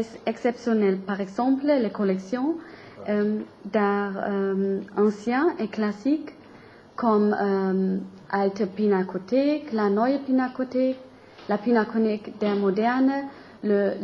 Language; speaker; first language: French; non-native, learner; German